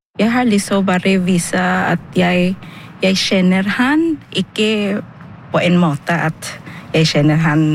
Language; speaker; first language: Norwegian; non-native, learner; Filipino